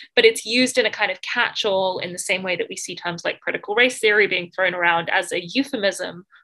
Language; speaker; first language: English; native; English